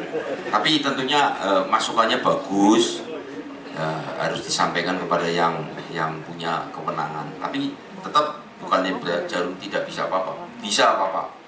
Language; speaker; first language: Indonesian; native; Indonesian